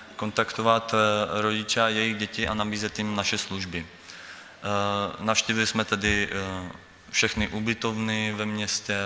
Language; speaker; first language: Czech; native; Czech